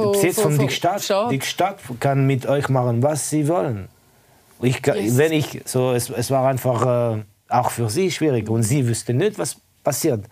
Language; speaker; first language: German; non-native, fluent; Estonian